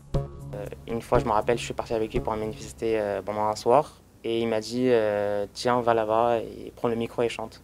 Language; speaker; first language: French; early bilingual, other home language; Arabic